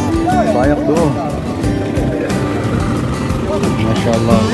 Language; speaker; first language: Arabic; non-native, learner; Indonesian